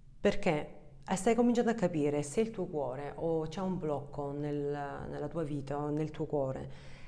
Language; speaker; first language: Italian; early bilingual, heritage; Italian